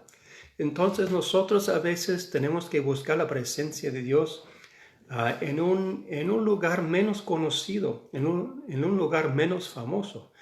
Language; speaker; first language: Spanish; non-native, fluent; English